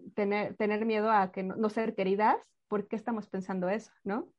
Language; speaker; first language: Spanish; native; Spanish